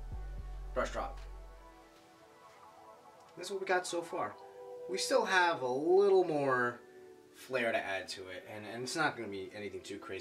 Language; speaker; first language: English; native; English